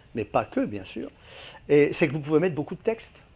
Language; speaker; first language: French; native; French